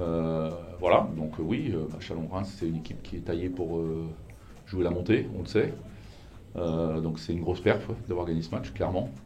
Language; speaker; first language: French; native; French